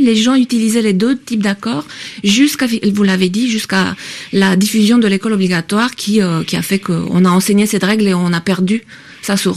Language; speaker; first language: French; native; French